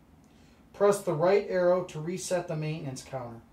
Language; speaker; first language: English; native; English